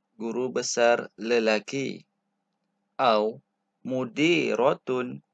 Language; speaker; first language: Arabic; non-native, fluent; Malay